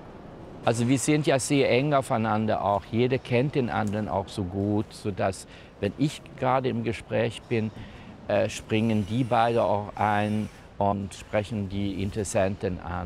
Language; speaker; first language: German; non-native, fluent; Swedish